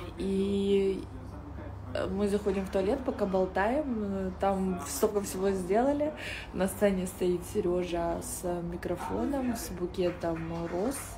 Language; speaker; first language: Russian; native; Russian